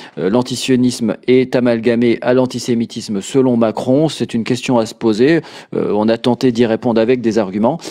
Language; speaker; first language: French; native; French